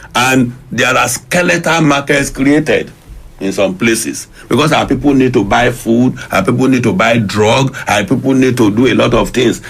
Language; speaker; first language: English; non-native, local second language; Yoruba